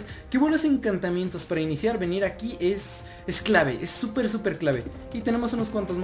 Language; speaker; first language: Spanish; native; Spanish